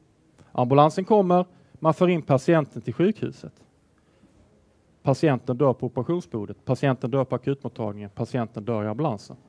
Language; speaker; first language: Swedish; native; Swedish